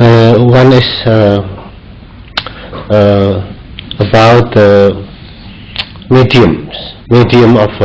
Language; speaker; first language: English; non-native, fluent; Indonesian